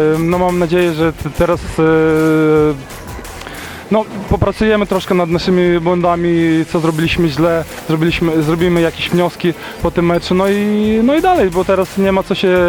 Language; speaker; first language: Polish; non-native, fluent; Ukrainian